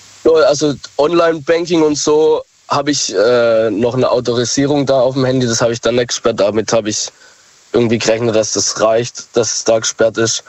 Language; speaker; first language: German; native; German